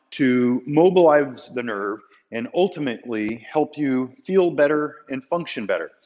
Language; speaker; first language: English; native; English